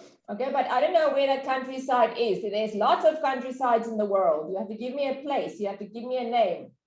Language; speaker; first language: English; non-native, fluent; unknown